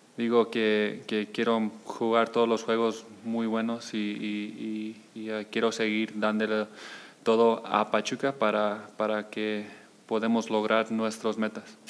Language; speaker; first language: Spanish; early bilingual, heritage; Spanish